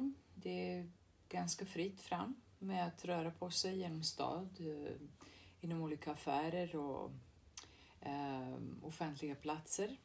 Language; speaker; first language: Swedish; non-native, fluent; Serbian